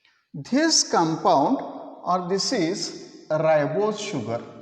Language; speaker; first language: English; non-native, local second language; Marathi